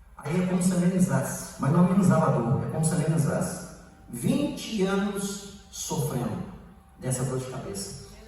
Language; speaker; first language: Portuguese; native; Portuguese